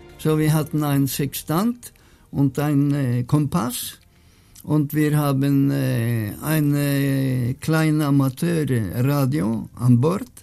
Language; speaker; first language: German; non-native, fluent; Norwegian